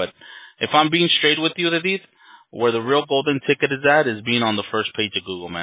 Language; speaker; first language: English; early bilingual, other home language; Spanish